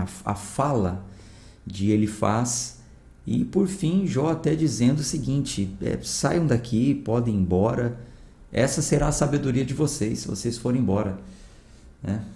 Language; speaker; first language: Portuguese; native; Portuguese